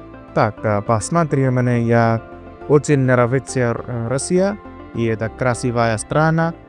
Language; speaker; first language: Russian; non-native, learner; Hindi